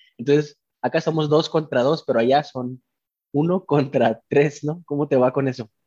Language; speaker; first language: Spanish; native; Spanish